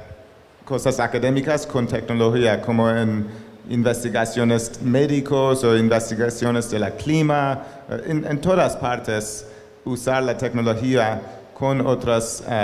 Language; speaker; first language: Spanish; non-native, learner; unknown